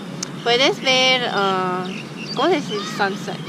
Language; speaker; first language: Spanish; non-native, learner; Chinese